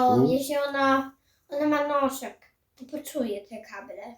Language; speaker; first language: Polish; early bilingual, heritage; Samoan